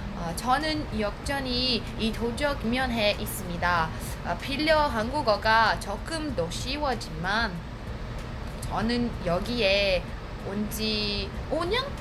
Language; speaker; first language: Korean; non-native, fluent; Portuguese